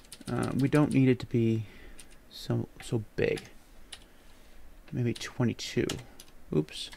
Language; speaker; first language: English; native; English